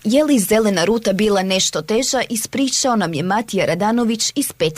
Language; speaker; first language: Serbian; native; Serbian